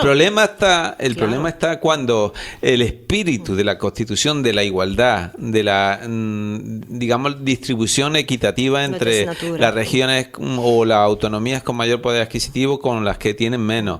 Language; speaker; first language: Spanish; native; Spanish